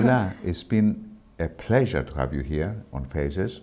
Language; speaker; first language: English; non-native, fluent; Greek